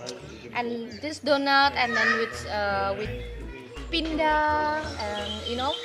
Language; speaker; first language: English; non-native, fluent; Indonesian